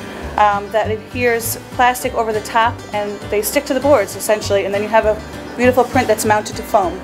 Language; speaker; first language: English; native; English